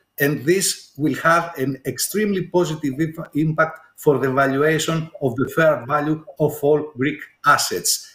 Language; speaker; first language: English; non-native, fluent; Greek